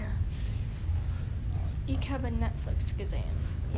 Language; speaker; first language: German; non-native, learner; English